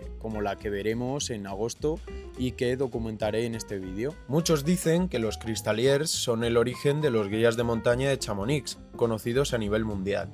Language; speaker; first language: Spanish; native; Spanish